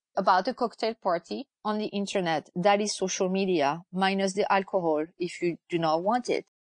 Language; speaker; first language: English; non-native, fluent; French